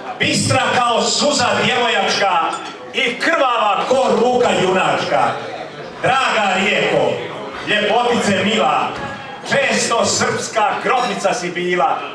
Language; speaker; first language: Bosnian; native; Bosnian